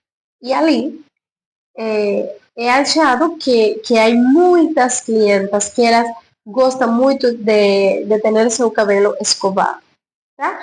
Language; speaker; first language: Portuguese; non-native, learner; Spanish